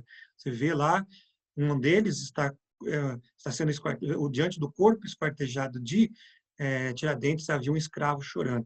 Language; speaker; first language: Portuguese; native; Portuguese